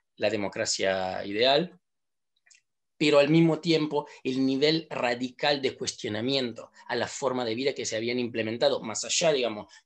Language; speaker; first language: Spanish; non-native, fluent; Italian